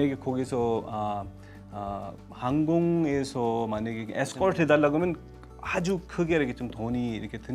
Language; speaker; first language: Korean; non-native, fluent; Urdu